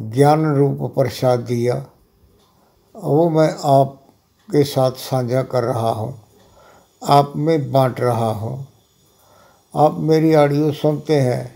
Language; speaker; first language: Hindi; non-native, local second language; Punjabi